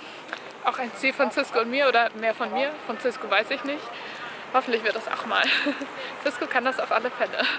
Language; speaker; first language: German; native; German